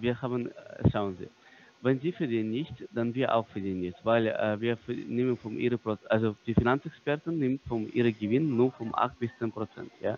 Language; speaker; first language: German; non-native, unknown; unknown